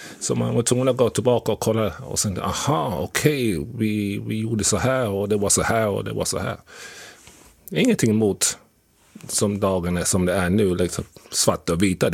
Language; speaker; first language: Swedish; non-native, fluent; English